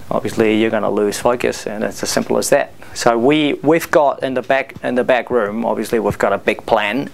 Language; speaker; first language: English; non-native, fluent; Spanish